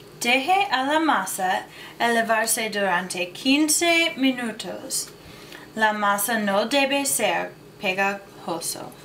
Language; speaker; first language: Spanish; non-native, learner; English